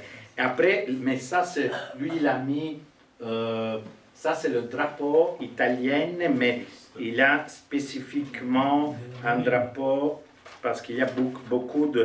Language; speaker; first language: French; non-native, fluent; Italian